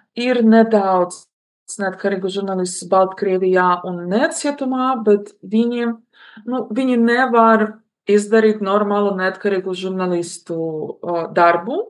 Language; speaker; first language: Latvian; non-native, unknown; Russian